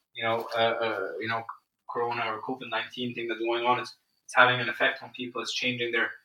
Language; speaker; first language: English; non-native, fluent; Arabic